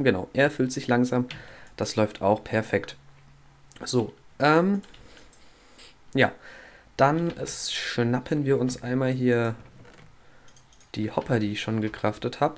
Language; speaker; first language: German; native; German